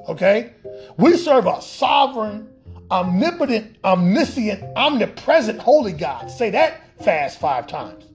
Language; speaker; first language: English; native; English